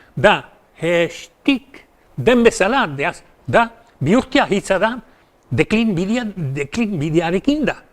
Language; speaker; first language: Basque; native; Basque